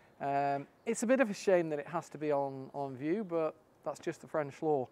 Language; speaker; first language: English; native; English